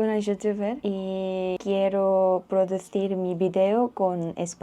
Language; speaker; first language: Spanish; non-native, learner; Korean